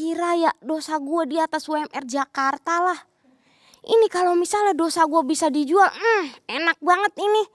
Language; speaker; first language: Indonesian; native; Indonesian